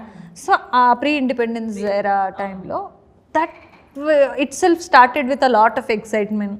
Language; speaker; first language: Telugu; non-native, learner; Kannada